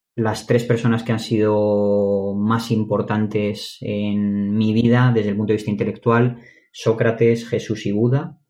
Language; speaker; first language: Spanish; native; Spanish